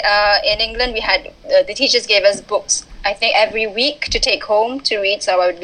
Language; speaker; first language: English; early bilingual, other home language; Malay